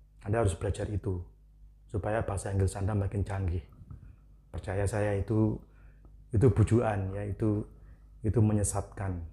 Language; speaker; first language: Indonesian; non-native, local second language; Javanese